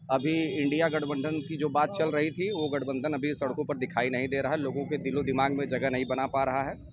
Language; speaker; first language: Hindi; native; Hindi